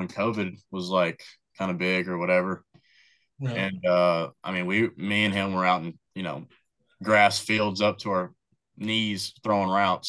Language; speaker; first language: English; native; English